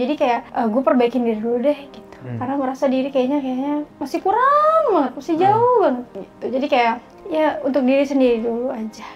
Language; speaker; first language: Indonesian; native; Indonesian